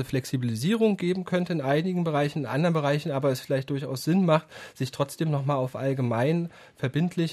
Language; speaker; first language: German; native; German